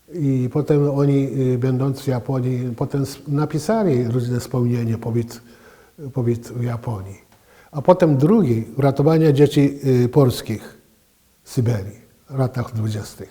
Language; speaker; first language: Polish; non-native, fluent; Japanese